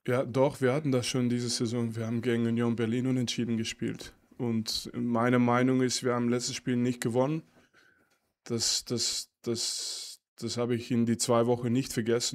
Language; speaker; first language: German; non-native, fluent; French